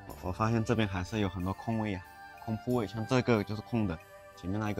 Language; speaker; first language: Chinese; native; Chinese